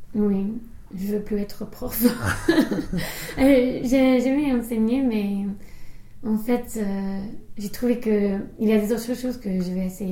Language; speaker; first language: French; non-native, fluent; English